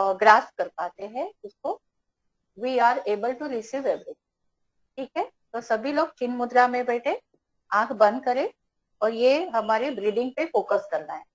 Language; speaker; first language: Hindi; native; Hindi